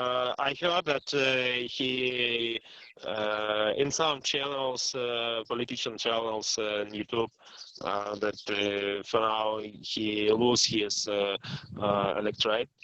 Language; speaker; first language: English; non-native, learner; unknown